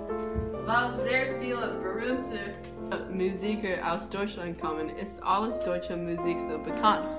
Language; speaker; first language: German; non-native, learner; English